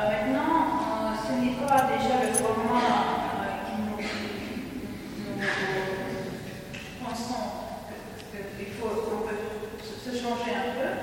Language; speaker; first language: French; non-native, fluent; Russian